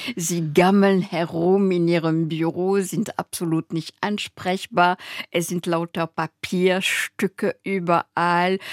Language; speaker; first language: German; native; German